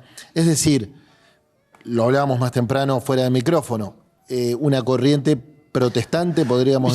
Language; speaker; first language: Spanish; native; Spanish